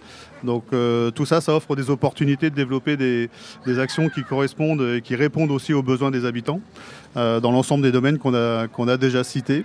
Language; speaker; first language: French; native; French